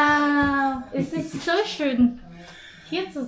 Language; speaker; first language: German; non-native, learner; Cebuano